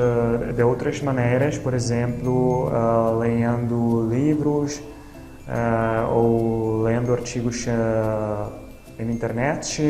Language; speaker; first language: Portuguese; non-native, fluent; Italian